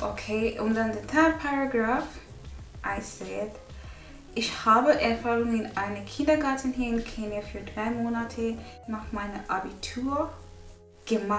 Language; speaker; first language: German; non-native, learner; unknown